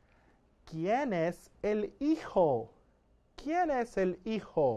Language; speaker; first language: Spanish; non-native, fluent; English